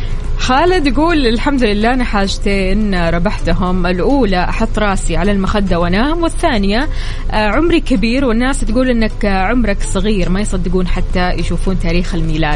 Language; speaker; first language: Arabic; native; Arabic